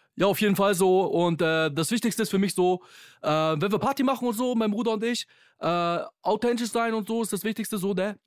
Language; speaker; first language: German; native; German